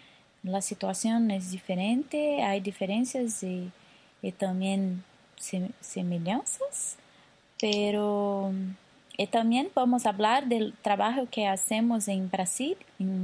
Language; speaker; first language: Spanish; non-native, local second language; Portuguese